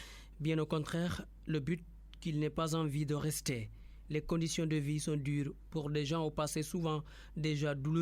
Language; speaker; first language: French; native; French